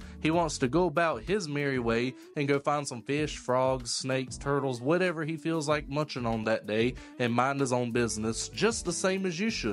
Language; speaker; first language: English; native; English